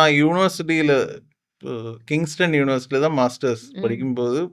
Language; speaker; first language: Tamil; non-native, fluent; Malayalam